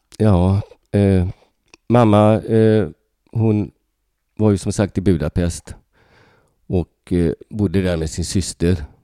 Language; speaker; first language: Swedish; early bilingual, other home language; Hungarian